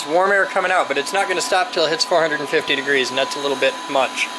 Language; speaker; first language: English; native; English